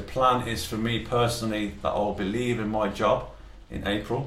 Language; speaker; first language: English; native; English